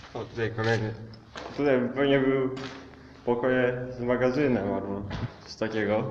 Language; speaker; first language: Polish; native; Polish